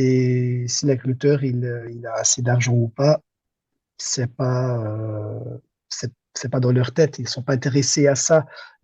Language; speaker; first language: French; non-native, local second language; Dutch